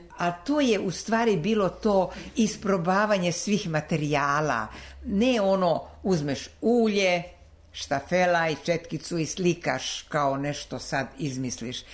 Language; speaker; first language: Serbian; non-native, local second language; Slovak